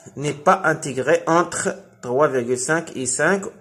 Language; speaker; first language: French; non-native, local second language; Arabic